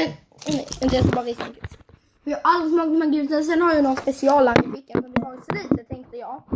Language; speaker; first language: Swedish; native; Swedish